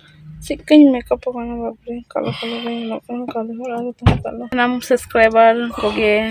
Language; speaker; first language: Hindi; non-native, local second language; Santali